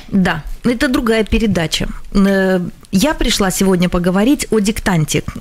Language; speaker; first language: Russian; non-native, local second language; Latvian